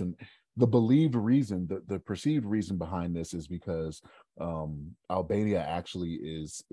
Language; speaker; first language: English; native; English